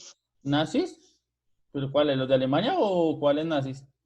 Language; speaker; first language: Spanish; native; Spanish